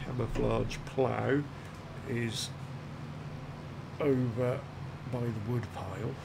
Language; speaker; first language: English; native; English